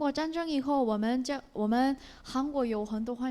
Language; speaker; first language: Chinese; non-native, learner; Korean